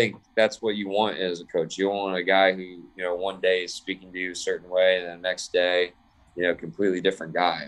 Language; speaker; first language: English; native; English